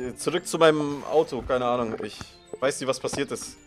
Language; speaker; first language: German; native; German